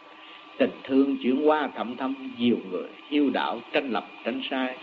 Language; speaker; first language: Vietnamese; native; Vietnamese